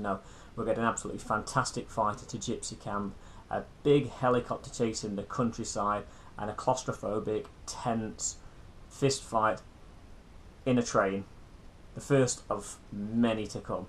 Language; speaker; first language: English; native; English